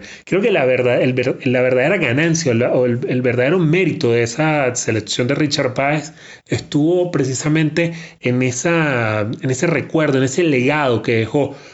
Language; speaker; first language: Spanish; native; Spanish